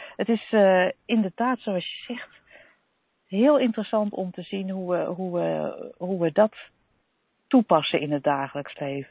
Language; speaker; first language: Dutch; native; Dutch